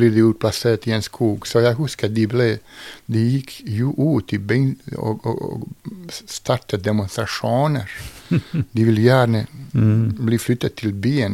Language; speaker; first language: Norwegian; non-native, fluent; Bosnian